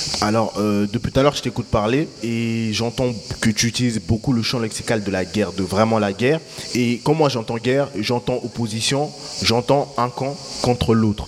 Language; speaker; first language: French; native; French